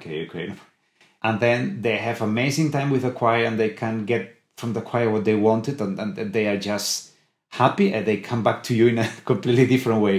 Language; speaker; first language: English; non-native, fluent; Spanish